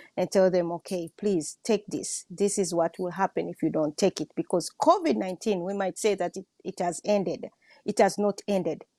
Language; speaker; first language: English; non-native, local second language; Swahili